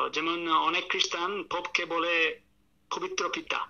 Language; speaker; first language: Bangla; non-native, fluent; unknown